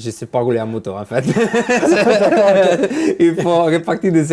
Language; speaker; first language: French; non-native, fluent; Italian